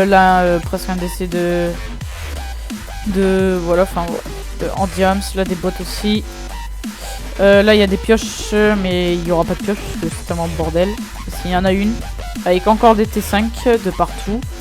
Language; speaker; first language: French; native; French